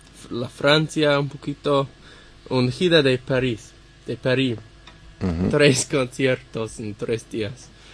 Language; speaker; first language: Spanish; non-native, learner; English